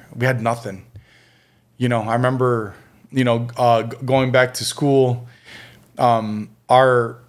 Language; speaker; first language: English; early bilingual, other home language; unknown